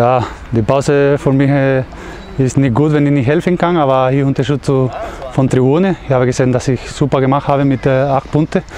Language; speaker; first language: German; non-native, learner; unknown